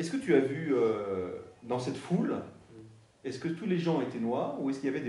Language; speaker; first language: French; native; French